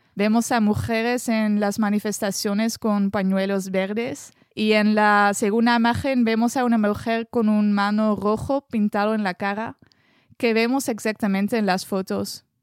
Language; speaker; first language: Spanish; non-native, fluent; French